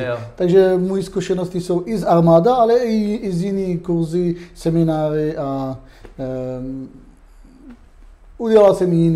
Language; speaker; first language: Czech; non-native, fluent; Hebrew